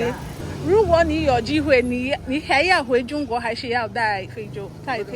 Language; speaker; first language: Chinese; non-native, fluent; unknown